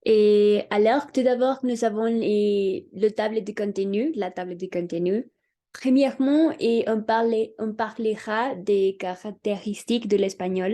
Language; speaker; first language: French; non-native, learner; Spanish